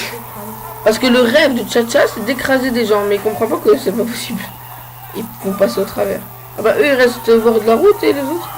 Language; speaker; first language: French; native; French